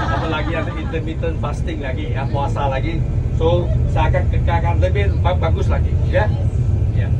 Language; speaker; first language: Malay; non-native, local second language; Chinese